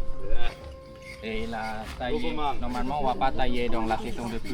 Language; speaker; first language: French; non-native, fluent; Thai